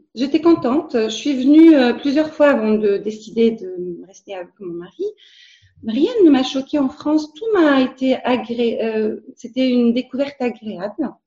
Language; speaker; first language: French; non-native, local second language; Arabic